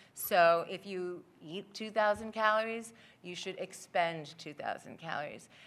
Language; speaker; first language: English; native; English